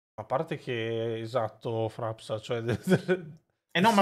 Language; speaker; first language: Italian; native; Italian